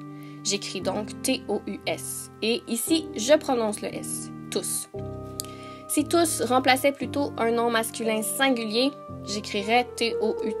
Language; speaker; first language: French; native; French